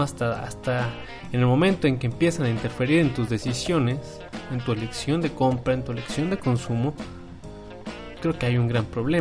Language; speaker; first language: Spanish; native; Spanish